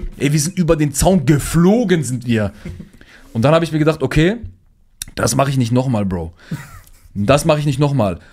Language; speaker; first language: German; early bilingual, other home language; Turkish